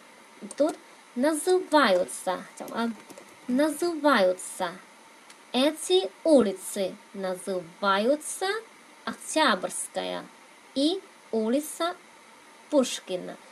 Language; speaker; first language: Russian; non-native, fluent; Vietnamese